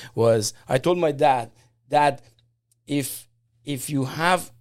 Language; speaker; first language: English; non-native, fluent; Persian